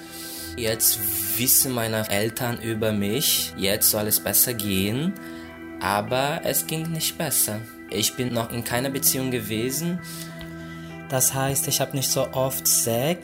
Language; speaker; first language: German; non-native, fluent; Portuguese